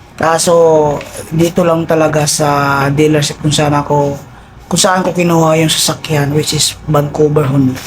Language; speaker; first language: Filipino; non-native, local second language; Cebuano